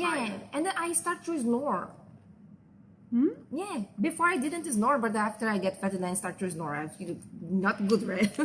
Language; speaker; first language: English; non-native, fluent; Portuguese